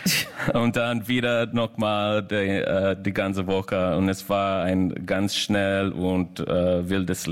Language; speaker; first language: German; non-native, learner; English